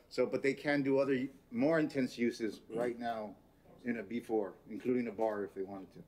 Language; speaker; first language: English; early bilingual, other home language; Spanish